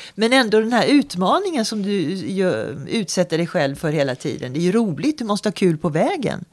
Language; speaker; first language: Swedish; native; Swedish